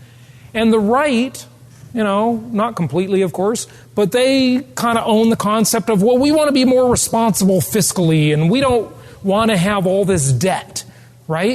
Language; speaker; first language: English; native; English